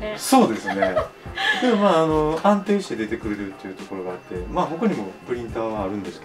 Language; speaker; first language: Japanese; native; Japanese